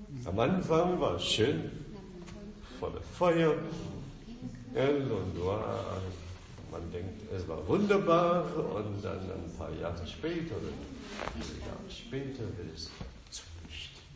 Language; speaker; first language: German; non-native, fluent; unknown